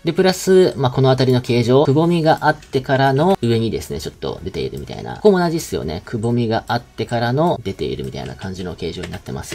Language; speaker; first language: Japanese; native; Japanese